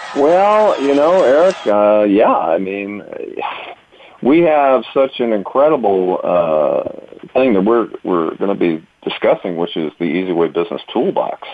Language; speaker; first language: English; native; English